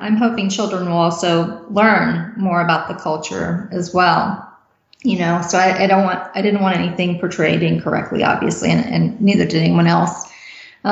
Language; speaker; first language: English; native; English